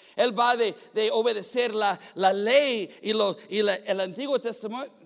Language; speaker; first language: Spanish; non-native, fluent; English